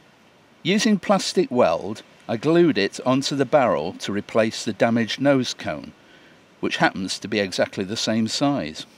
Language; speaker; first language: English; native; English